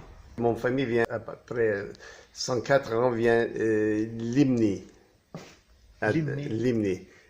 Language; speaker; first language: French; non-native, learner; Turkish